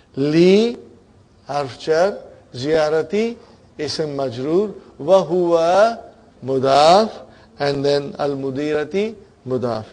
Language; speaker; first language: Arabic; non-native, fluent; English